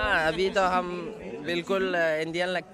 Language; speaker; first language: Hindi; non-native, learner; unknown